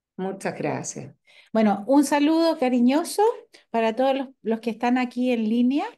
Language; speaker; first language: Spanish; native; Spanish